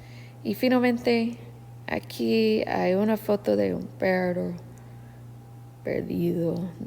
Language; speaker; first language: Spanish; non-native, fluent; English